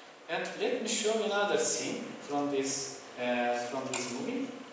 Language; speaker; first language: English; non-native, fluent; Turkish